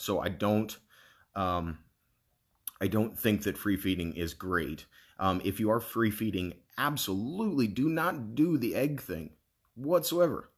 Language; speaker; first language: English; native; English